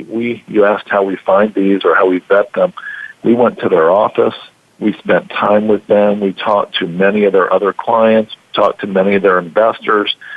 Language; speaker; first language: English; native; English